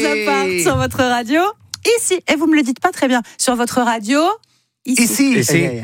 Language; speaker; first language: French; native; French